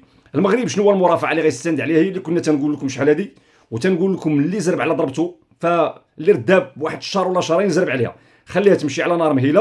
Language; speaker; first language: Arabic; native; Arabic